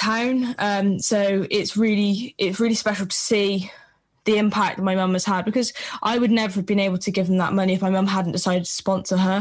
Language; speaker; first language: English; native; English